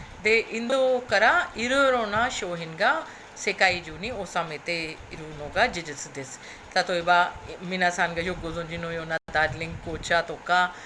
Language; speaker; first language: Japanese; non-native, fluent; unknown